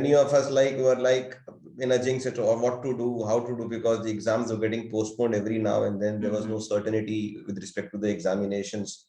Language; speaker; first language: English; non-native, local second language; Hindi